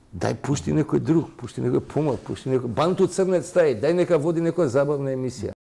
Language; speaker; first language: Macedonian; non-native, local second language; Albanian